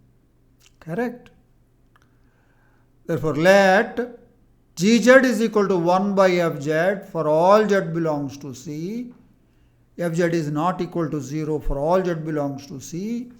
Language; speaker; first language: English; non-native, local second language; Telugu